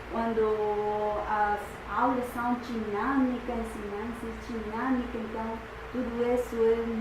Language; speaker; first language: Portuguese; non-native, fluent; Spanish